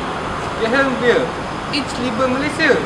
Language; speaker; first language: German; non-native, learner; Malay